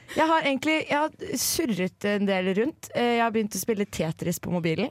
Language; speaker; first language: Norwegian; native; Norwegian